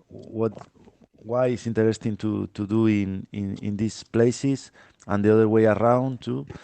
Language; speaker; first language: English; non-native, fluent; Spanish